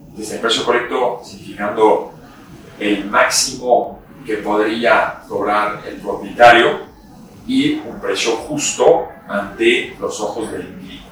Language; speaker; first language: Spanish; non-native, fluent; French